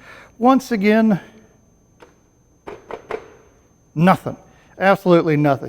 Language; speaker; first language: English; native; English